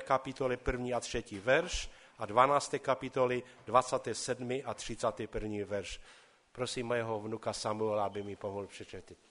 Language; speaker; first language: Czech; non-native, local second language; Polish